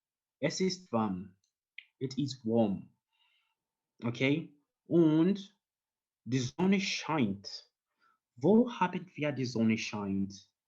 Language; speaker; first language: German; non-native, learner; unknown